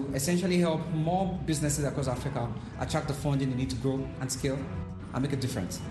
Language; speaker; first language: English; non-native, local second language; Yoruba